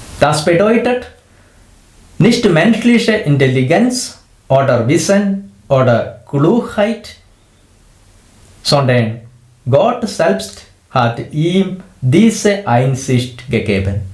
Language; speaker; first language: German; non-native, fluent; Malayalam